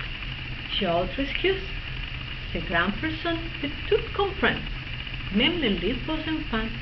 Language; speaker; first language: French; non-native, learner; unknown